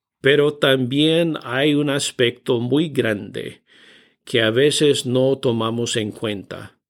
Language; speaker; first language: Spanish; non-native, fluent; English